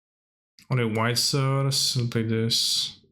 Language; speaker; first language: English; non-native, fluent; Polish